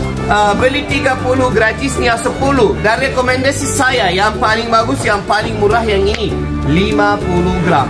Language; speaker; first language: Indonesian; non-native, fluent; Turkish